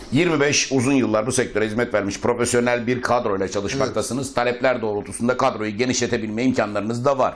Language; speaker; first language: Turkish; native; Turkish